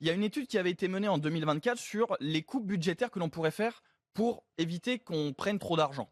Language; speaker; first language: French; native; French